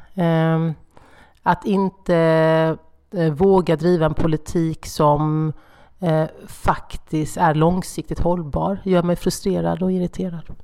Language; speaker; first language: Swedish; native; Swedish